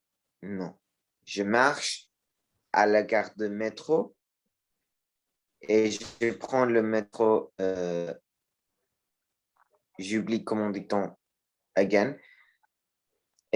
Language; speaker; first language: French; non-native, learner; Spanish